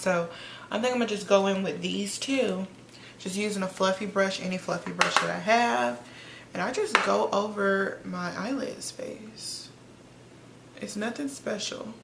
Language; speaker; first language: English; native; English